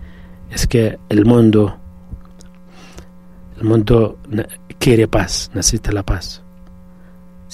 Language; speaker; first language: Spanish; non-native, fluent; Arabic